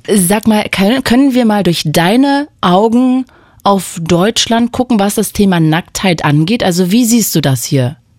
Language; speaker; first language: German; native; German